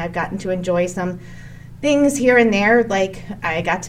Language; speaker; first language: English; native; English